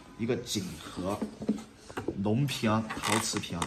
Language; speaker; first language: Chinese; native; Chinese